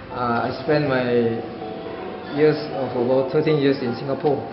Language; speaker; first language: English; non-native, fluent; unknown